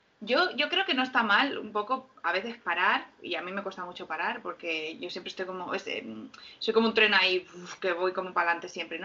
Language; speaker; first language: Spanish; native; Spanish